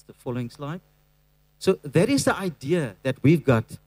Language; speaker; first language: English; non-native, local second language; Afrikaans